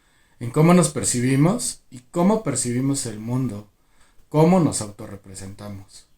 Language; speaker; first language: Spanish; native; Spanish